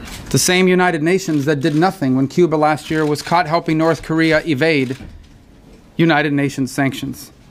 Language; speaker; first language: English; native; English